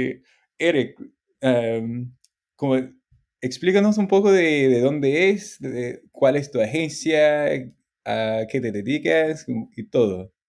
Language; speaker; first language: Spanish; non-native, fluent; English